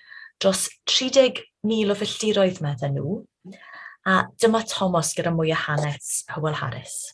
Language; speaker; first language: Welsh; native; Welsh